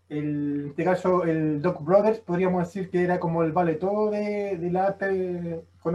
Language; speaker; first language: Spanish; native; Spanish